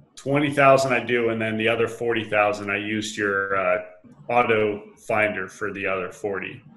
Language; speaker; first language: English; native; English